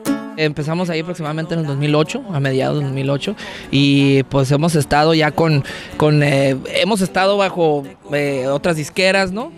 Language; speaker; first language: Spanish; native; Spanish